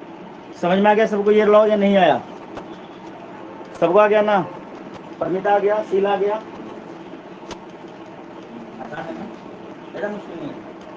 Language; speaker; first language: Hindi; native; Hindi